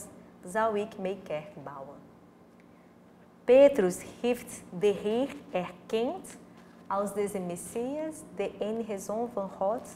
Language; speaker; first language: Dutch; non-native, fluent; Portuguese